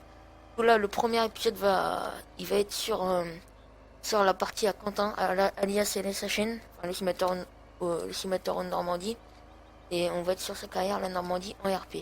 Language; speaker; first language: French; native; French